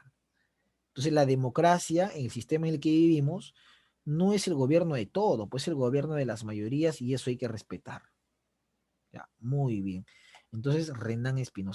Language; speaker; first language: Spanish; native; Spanish